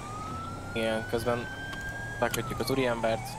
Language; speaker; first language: Hungarian; native; Hungarian